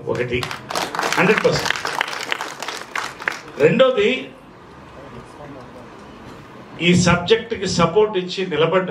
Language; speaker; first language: Telugu; native; Telugu